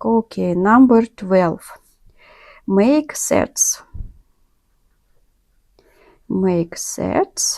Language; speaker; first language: English; non-native, learner; Russian